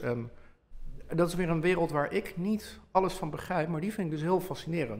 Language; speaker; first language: Dutch; native; Dutch